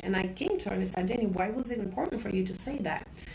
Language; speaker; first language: English; non-native, fluent; Portuguese